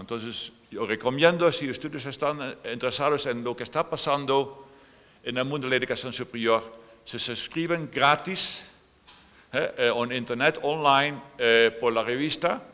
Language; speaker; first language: Spanish; non-native, fluent; Dutch